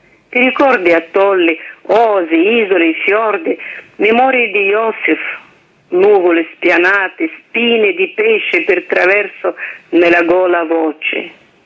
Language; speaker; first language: Italian; non-native, fluent; Russian